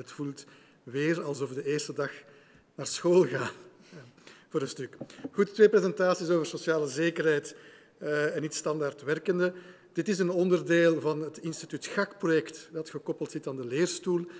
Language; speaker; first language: Dutch; native; Dutch